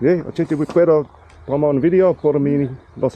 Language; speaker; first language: Spanish; non-native, learner; English